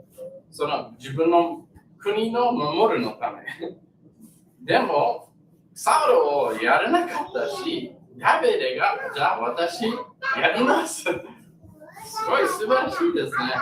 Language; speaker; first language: Japanese; non-native, learner; English